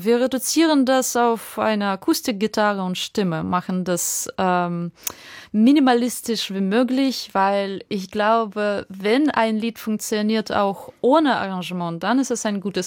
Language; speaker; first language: German; non-native, fluent; Ukrainian